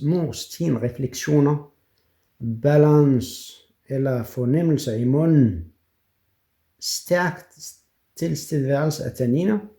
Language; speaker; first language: Danish; non-native, fluent; French